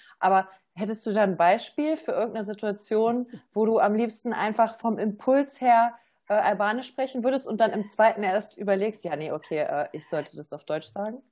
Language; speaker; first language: German; native; German